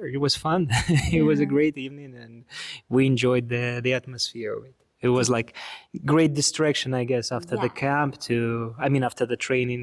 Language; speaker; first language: English; non-native, fluent; Russian